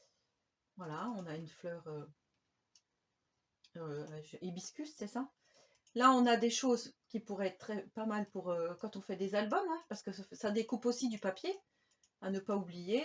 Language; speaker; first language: French; native; French